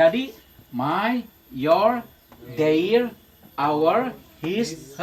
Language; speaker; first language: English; non-native, learner; Sundanese